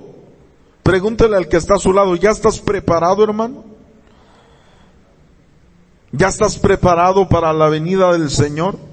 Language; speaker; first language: Spanish; native; Spanish